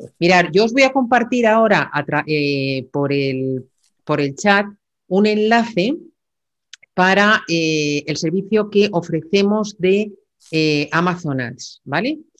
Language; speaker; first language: Spanish; native; Spanish